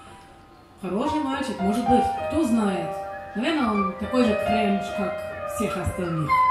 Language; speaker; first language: Russian; non-native, learner; German